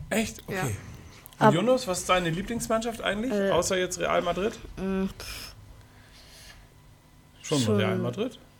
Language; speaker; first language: German; native; German